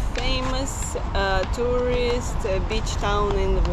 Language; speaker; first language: English; non-native, fluent; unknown